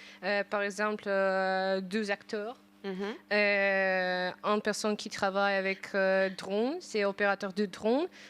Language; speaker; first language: French; non-native, learner; Ukrainian